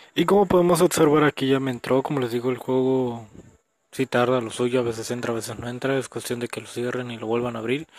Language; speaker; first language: Spanish; native; Spanish